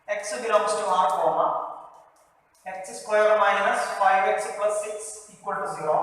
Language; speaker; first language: English; non-native, local second language; Malayalam